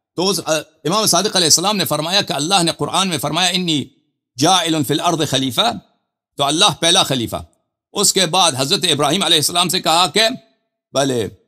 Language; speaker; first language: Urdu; non-native, fluent; Persian